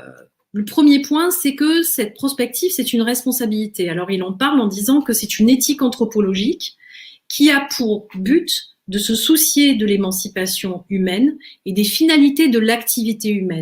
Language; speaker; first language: French; native; French